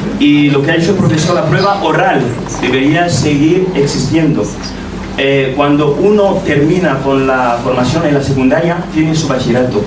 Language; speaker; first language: Spanish; non-native, fluent; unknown